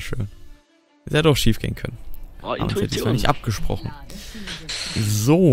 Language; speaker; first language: German; native; German